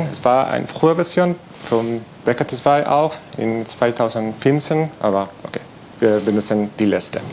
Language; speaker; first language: German; non-native, learner; Spanish